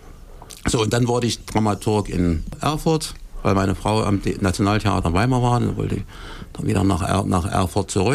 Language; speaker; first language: German; native; German